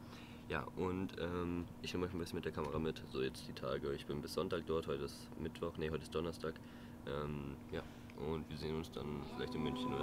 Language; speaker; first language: German; native; German